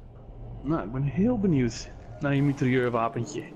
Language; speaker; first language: Dutch; native; Dutch